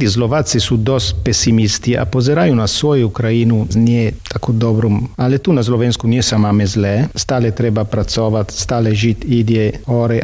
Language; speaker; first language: Slovak; non-native, learner; Italian